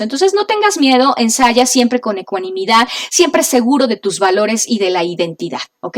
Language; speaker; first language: Spanish; native; Spanish